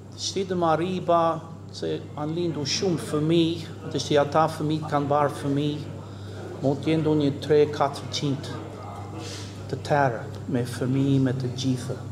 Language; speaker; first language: Albanian; early bilingual, heritage; Albanian